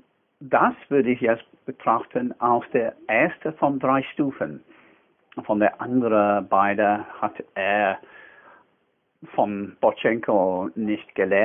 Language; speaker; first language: German; non-native, fluent; English